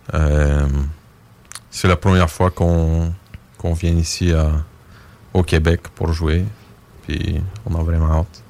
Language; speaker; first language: French; non-native, fluent; Bulgarian